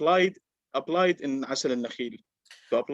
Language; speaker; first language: English; non-native, learner; Arabic